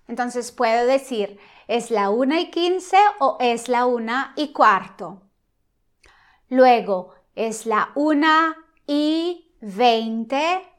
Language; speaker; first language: Spanish; non-native, fluent; Italian